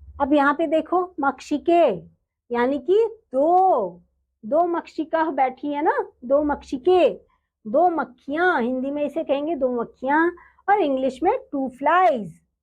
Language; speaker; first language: Hindi; native; Hindi